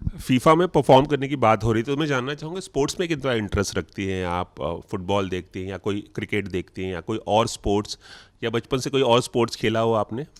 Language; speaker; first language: Hindi; native; Hindi